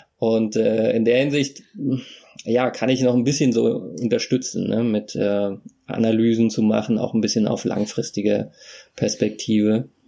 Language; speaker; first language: German; native; German